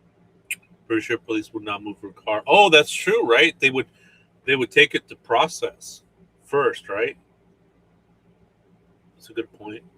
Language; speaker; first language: English; native; English